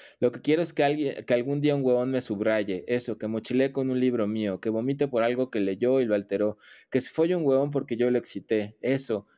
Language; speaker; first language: Spanish; native; Spanish